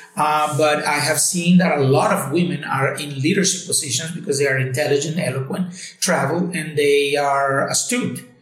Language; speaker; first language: English; native; English